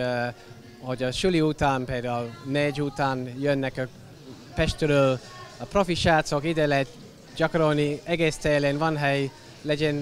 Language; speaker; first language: Hungarian; non-native, learner; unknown